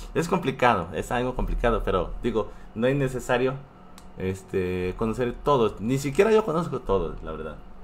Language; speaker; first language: Spanish; non-native, fluent; Korean